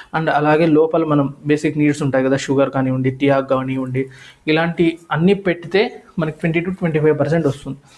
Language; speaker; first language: Telugu; non-native, local second language; Urdu